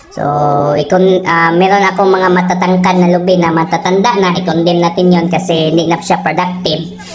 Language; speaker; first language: Filipino; non-native, local second language; Cebuano